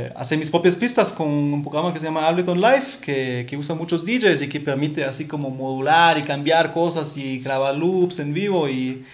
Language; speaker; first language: Spanish; non-native, fluent; German